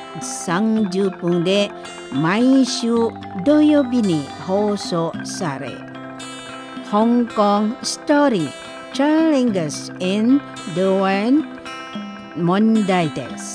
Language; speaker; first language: Japanese; non-native, fluent; Indonesian